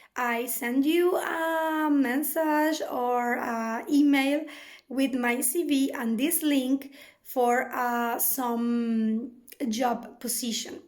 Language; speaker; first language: English; non-native, fluent; Spanish